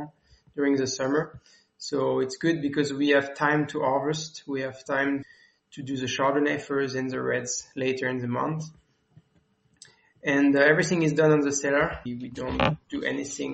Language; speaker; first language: English; non-native, fluent; French